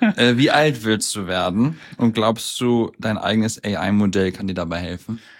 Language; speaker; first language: German; native; German